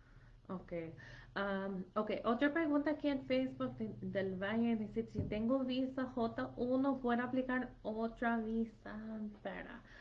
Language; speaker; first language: Spanish; non-native, fluent; English